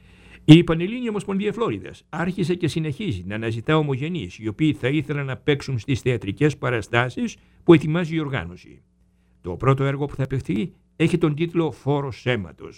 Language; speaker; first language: Greek; native; Greek